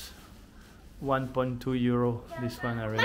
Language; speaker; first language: English; non-native, fluent; French